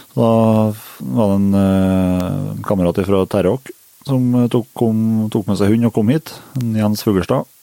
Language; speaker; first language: Norwegian; native; Norwegian